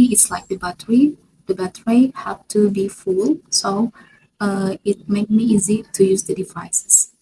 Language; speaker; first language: English; non-native, fluent; Indonesian